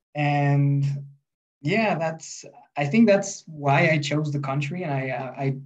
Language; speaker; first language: English; non-native, fluent; Spanish